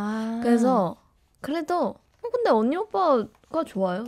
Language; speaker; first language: Korean; early bilingual, heritage; Korean